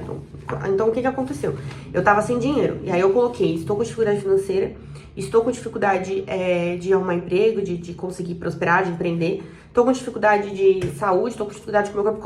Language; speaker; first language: Portuguese; native; Portuguese